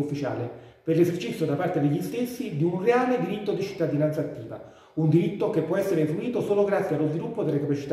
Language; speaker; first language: Italian; native; Italian